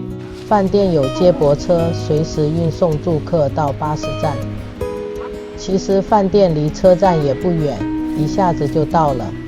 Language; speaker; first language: Chinese; native; Chinese